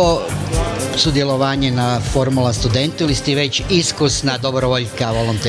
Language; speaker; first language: Croatian; native; Croatian